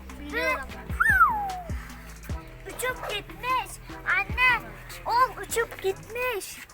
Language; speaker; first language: Turkish; early bilingual, heritage; Turkish